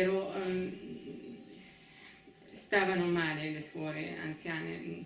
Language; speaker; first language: Italian; non-native, fluent; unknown